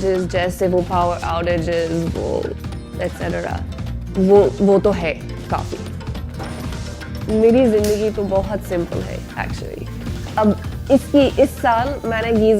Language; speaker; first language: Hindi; non-native, learner; English